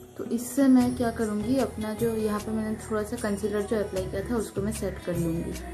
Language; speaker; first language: Hindi; non-native, local second language; Bangla